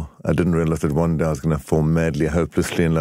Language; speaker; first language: English; native; English